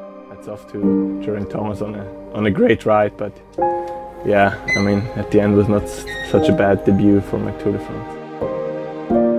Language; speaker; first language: English; non-native, fluent; German